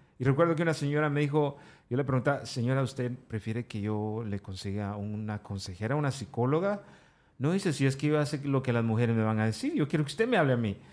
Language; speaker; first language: Spanish; native; Spanish